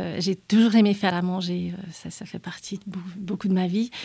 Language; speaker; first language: French; non-native, fluent; Hungarian